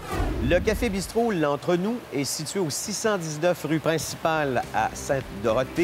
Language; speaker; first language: French; native; French